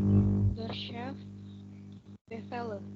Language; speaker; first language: German; non-native, learner; Indonesian